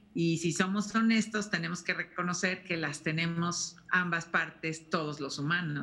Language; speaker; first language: Spanish; native; Spanish